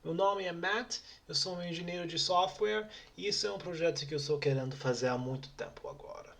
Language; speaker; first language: Portuguese; non-native, fluent; English